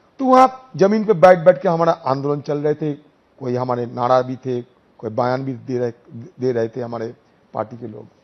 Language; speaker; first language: Hindi; non-native, local second language; Bangla